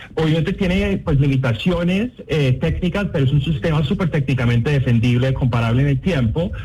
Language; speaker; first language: Spanish; non-native, fluent; English